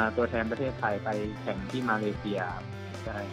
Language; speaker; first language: Thai; native; Thai